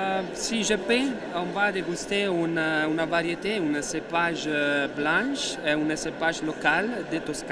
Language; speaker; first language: French; non-native, learner; Italian